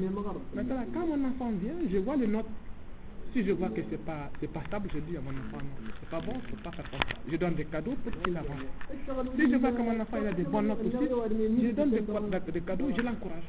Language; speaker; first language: French; non-native, local second language; Tamasheq